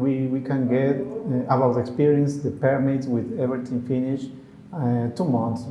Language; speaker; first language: English; non-native, learner; Spanish